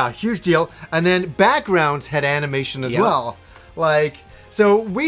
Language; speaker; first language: English; native; English